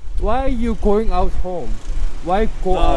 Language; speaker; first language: English; non-native, learner; Korean